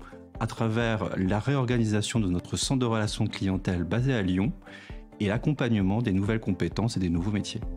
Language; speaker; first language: French; native; French